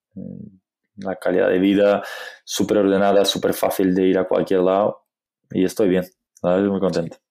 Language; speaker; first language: Spanish; non-native, fluent; Portuguese